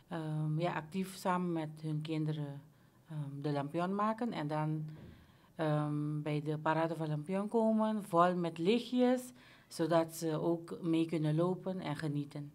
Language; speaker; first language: Dutch; non-native, local second language; Papiamento